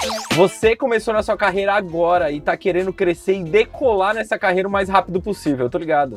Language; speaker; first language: Portuguese; native; Portuguese